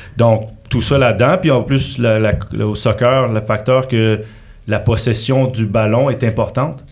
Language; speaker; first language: French; native; French